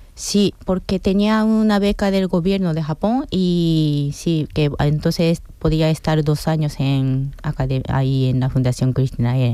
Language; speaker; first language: Spanish; non-native, fluent; Japanese